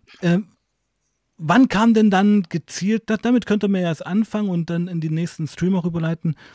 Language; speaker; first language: German; native; German